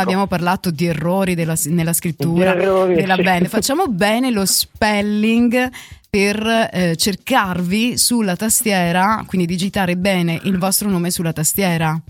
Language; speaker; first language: Italian; native; Italian